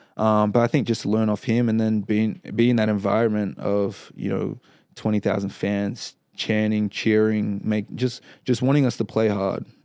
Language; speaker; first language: English; native; English